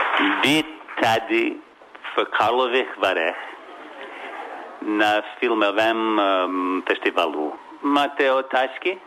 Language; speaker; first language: Czech; non-native, learner; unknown